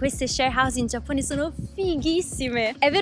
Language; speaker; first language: Italian; native; Italian